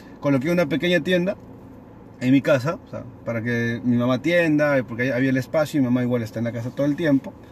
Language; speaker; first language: Spanish; native; Spanish